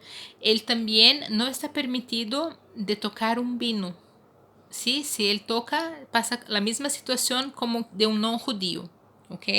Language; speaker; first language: Spanish; non-native, fluent; Portuguese